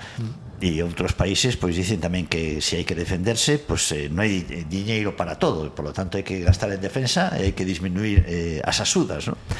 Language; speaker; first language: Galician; non-native, local second language; Spanish